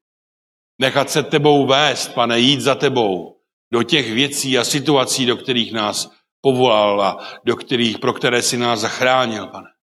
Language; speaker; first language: Czech; non-native, local second language; Polish